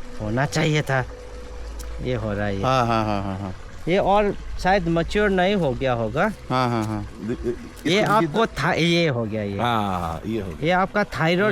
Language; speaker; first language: Hindi; non-native, local second language; Nepali